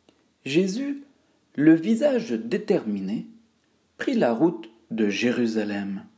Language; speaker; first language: French; native; French